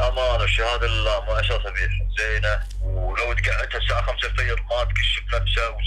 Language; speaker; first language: Arabic; native; Arabic